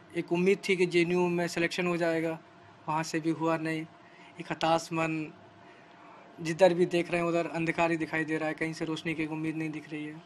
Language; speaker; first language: Hindi; native; Hindi